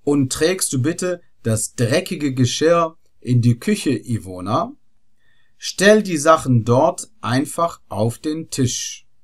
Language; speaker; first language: German; non-native, fluent; Arabic